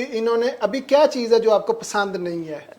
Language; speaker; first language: Urdu; native; Urdu